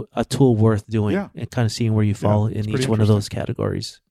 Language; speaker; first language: English; early bilingual, other home language; Filipino